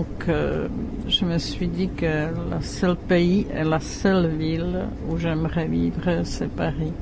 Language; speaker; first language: French; non-native, fluent; Czech